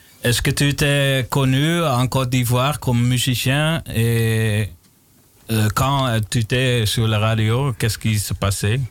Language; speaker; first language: French; non-native, learner; Dutch